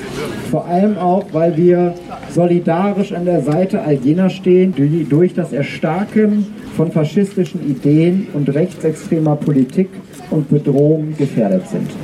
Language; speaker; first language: German; native; German